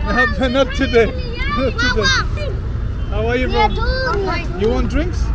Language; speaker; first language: English; non-native, fluent; French